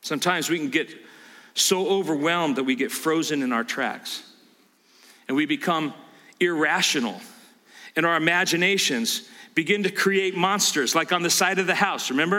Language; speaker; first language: English; native; English